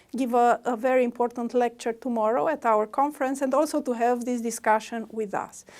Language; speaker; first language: English; non-native, fluent; Romanian